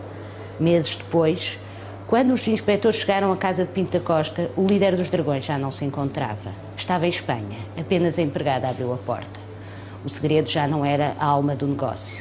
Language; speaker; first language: Portuguese; native; Portuguese